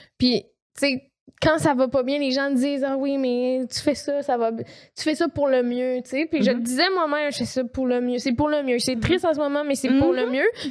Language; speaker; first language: French; native; French